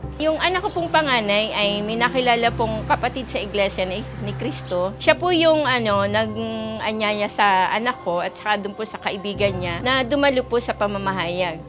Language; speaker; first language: Filipino; native; Filipino